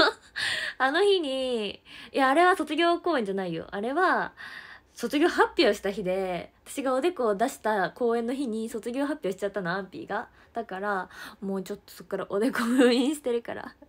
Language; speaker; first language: Japanese; native; Japanese